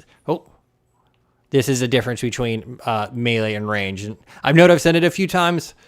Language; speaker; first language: English; native; English